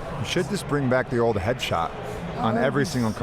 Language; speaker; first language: English; native; English